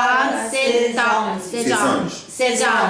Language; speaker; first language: French; non-native, learner; Korean